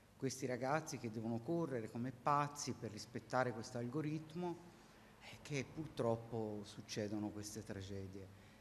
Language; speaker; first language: Italian; native; Italian